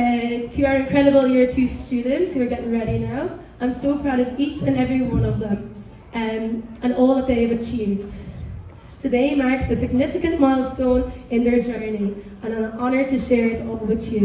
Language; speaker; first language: English; native; English